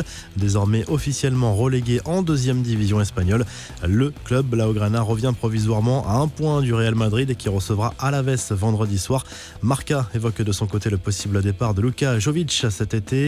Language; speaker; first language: French; native; French